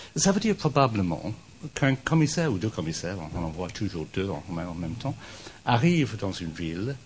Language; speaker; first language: French; non-native, fluent; English